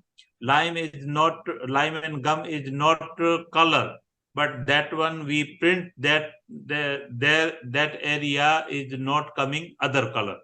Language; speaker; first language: English; non-native, learner; Gujarati